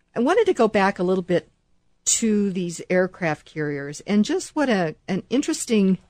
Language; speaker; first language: English; native; English